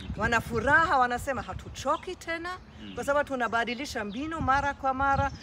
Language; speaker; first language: Swahili; non-native, fluent; German